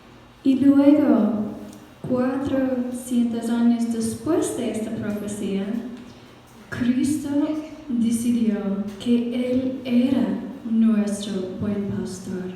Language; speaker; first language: Spanish; non-native, fluent; English